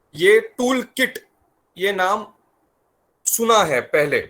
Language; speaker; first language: Hindi; non-native, local second language; Marathi